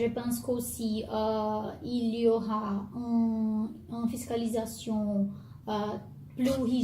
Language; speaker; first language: French; non-native, learner; Portuguese